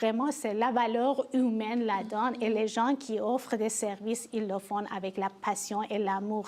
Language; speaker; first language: French; non-native, fluent; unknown